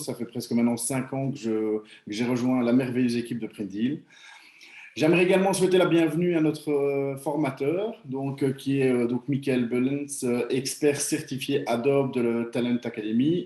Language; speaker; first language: French; native; French